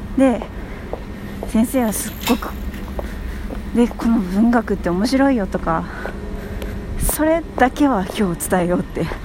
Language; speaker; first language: Japanese; native; Japanese